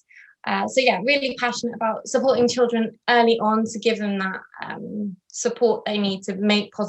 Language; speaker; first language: English; native; English